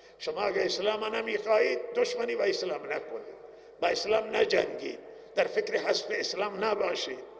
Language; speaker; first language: Persian; non-native, local second language; Baluchi